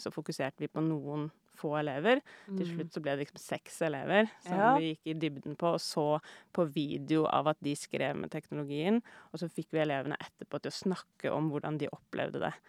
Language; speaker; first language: Norwegian; native; Norwegian